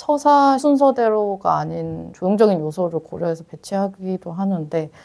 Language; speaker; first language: Korean; native; Korean